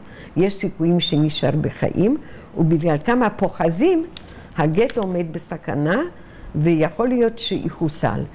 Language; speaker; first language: Hebrew; non-native, fluent; Yiddish